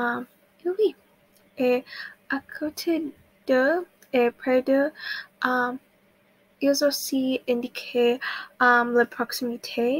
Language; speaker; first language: French; non-native, learner; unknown